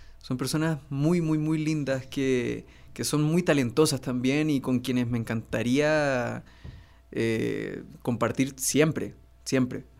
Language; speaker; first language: Spanish; native; Spanish